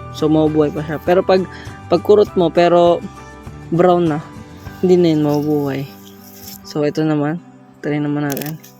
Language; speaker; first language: Filipino; non-native, local second language; Cebuano